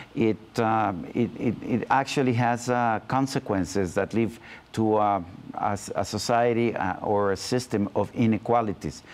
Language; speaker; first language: English; non-native, fluent; Spanish